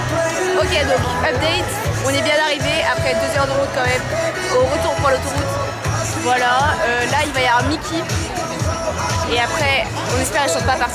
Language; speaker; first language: French; native; French